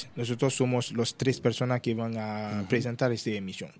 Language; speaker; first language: Spanish; non-native, learner; Haitian Creole